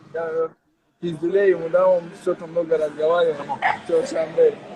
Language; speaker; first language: Russian; non-native, local second language; Tajik